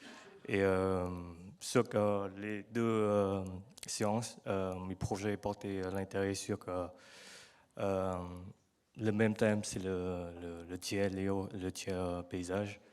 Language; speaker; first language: French; non-native, learner; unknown